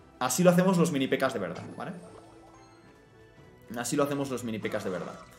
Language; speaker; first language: Spanish; native; Spanish